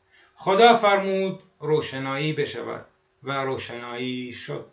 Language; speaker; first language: Persian; non-native, fluent; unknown